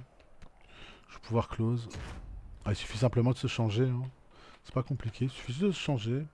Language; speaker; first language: French; native; French